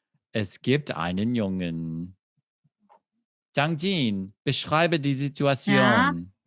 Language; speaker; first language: German; non-native, fluent; English